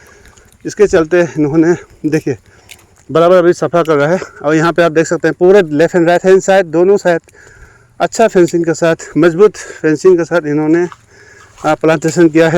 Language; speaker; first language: Hindi; non-native, local second language; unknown